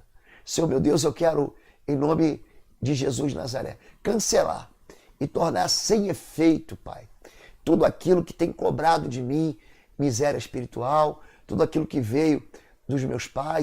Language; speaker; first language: Portuguese; native; Portuguese